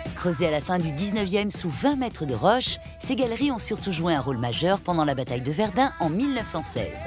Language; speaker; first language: French; native; French